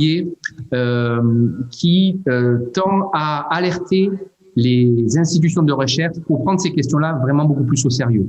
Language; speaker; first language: French; native; French